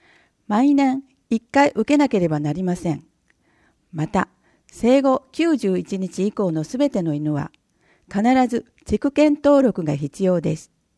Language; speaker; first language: Japanese; native; Japanese